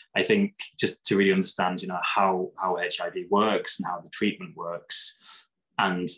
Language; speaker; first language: English; native; English